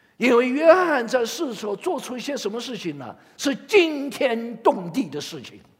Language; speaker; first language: Chinese; native; Chinese